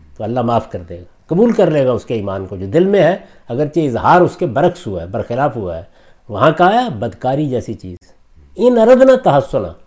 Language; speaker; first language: Urdu; non-native, local second language; Punjabi